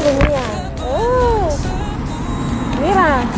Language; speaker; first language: Spanish; non-native, learner; Filipino